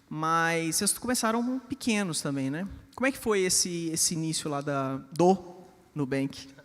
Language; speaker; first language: Portuguese; native; Portuguese